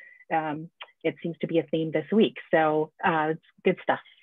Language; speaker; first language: English; native; English